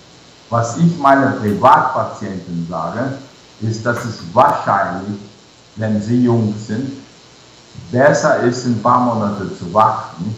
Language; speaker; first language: German; non-native, fluent; Portuguese